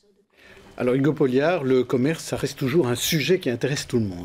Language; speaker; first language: French; native; French